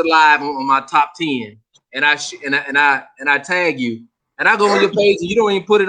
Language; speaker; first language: English; native; English